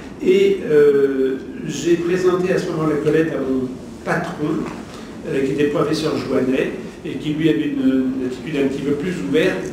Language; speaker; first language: French; native; French